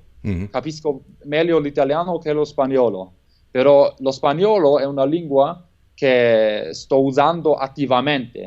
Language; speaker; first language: Italian; non-native, fluent; German